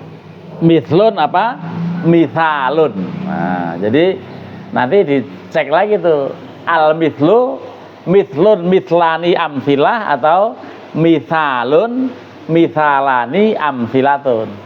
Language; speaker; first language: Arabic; non-native, fluent; Indonesian